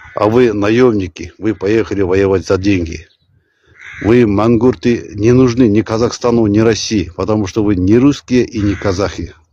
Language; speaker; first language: Russian; non-native, local second language; Kazakh